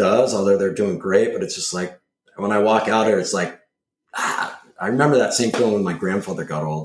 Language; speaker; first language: English; native; English